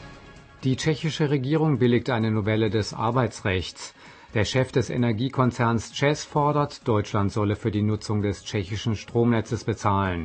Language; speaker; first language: German; native; German